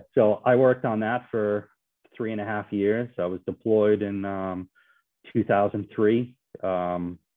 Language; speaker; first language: English; native; English